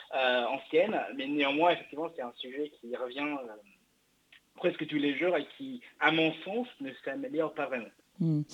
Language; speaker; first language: French; non-native, fluent; English